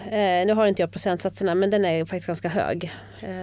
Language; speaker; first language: Swedish; native; Swedish